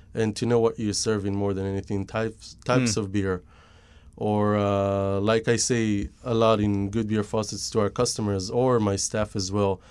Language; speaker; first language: English; non-native, fluent; Hebrew